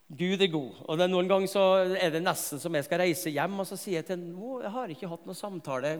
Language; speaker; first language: Norwegian; native; Norwegian